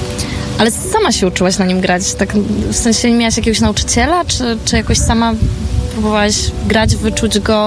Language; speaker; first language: Polish; native; Polish